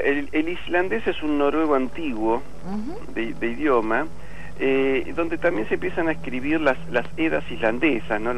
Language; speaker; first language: Spanish; native; Spanish